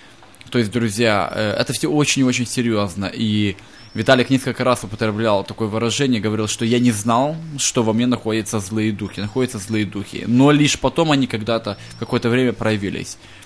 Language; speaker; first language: Russian; native; Russian